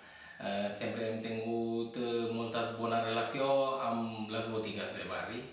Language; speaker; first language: Catalan; non-native, fluent; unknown